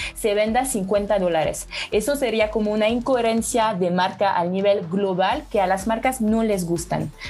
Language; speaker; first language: Spanish; non-native, fluent; French